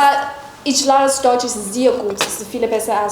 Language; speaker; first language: German; non-native, learner; Chinese